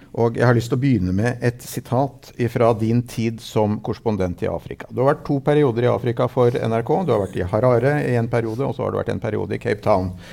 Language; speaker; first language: Norwegian; native; Norwegian